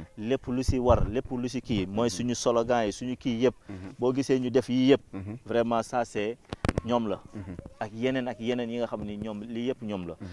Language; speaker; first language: Wolof; non-native, local second language; Fula